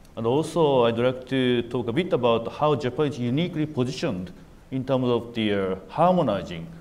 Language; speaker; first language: English; non-native, fluent; Japanese